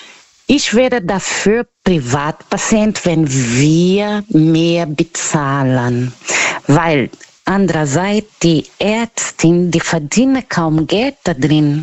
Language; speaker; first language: German; non-native, learner; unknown